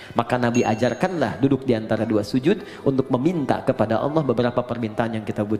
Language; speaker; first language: Indonesian; native; Indonesian